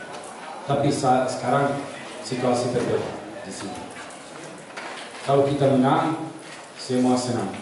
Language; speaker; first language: Indonesian; non-native, learner; Serbian